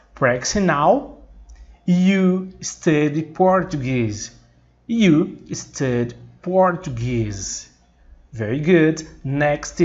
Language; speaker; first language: English; non-native, fluent; Portuguese